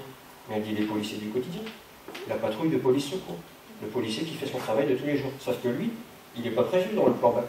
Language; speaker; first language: French; native; French